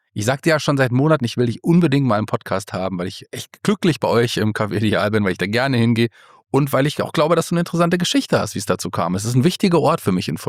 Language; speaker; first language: German; native; German